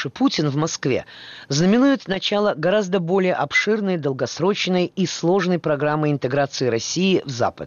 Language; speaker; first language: Russian; native; Russian